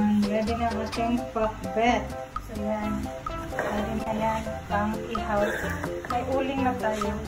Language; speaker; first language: Filipino; non-native, local second language; Cebuano